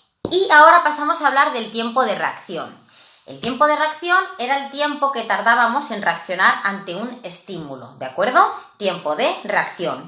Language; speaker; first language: Spanish; native; Spanish